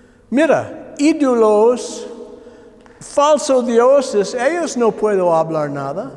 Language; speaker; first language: Spanish; non-native, learner; English